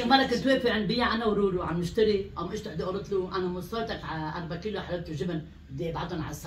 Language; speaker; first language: Arabic; native; Arabic